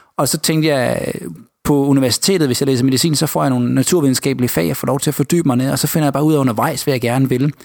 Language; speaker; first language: Danish; native; Danish